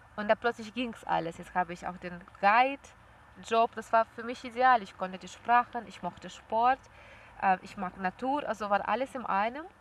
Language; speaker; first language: German; non-native, fluent; Russian